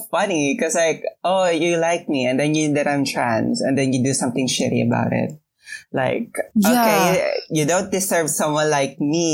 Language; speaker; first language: English; non-native, local second language; Filipino